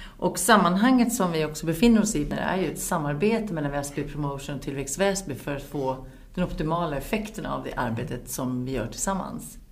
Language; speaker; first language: Swedish; native; Swedish